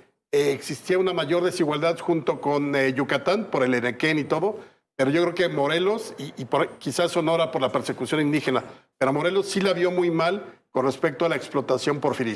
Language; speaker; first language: Spanish; native; Spanish